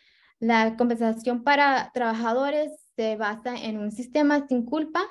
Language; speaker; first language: Spanish; early bilingual, heritage; Spanish